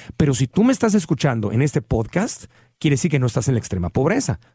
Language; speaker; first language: Spanish; native; Spanish